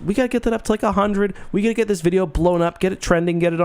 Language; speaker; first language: English; native; English